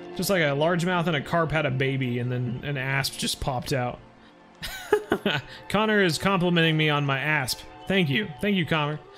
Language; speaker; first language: English; native; English